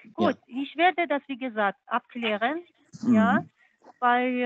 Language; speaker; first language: German; non-native, fluent; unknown